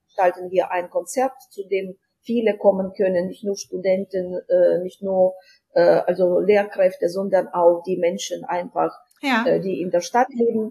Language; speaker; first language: German; non-native, fluent; Ukrainian